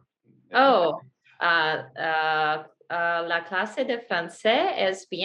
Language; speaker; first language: Spanish; non-native, learner; Russian